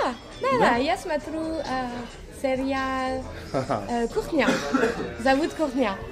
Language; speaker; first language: Russian; non-native, learner; French